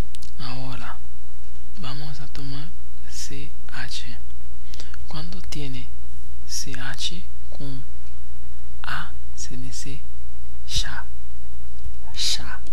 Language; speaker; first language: Spanish; non-native, fluent; Haitian Creole